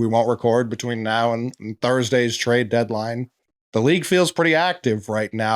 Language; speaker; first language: English; native; English